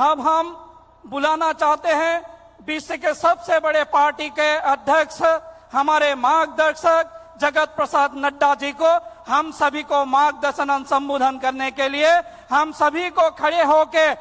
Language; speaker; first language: Hindi; non-native, local second language; Assamese